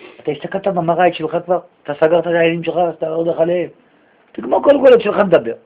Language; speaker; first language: Hebrew; native; Hebrew